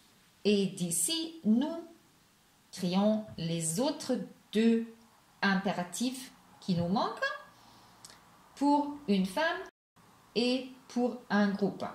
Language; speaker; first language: French; non-native, fluent; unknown